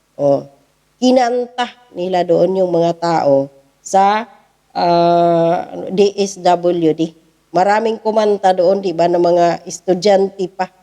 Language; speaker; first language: Filipino; non-native, local second language; Cebuano